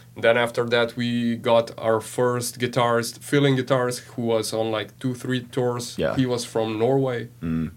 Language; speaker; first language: English; non-native, fluent; Slovenian